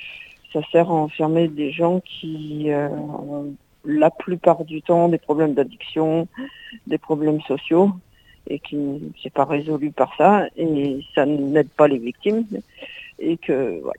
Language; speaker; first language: French; native; French